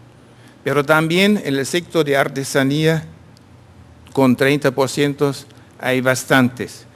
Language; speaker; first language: Spanish; non-native, fluent; German